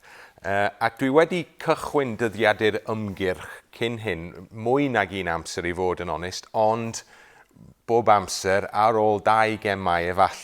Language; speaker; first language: Welsh; non-native, local second language; English